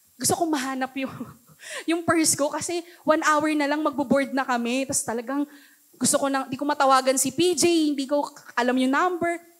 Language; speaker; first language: Filipino; early bilingual, heritage; Filipino